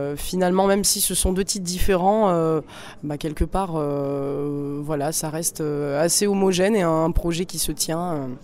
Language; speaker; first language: French; native; French